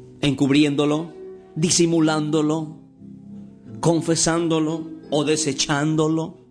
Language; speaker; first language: Spanish; native; Spanish